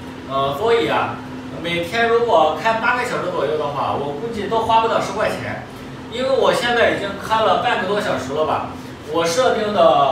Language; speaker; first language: Chinese; native; Chinese